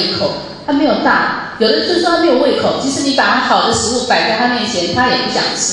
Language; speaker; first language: Chinese; native; Chinese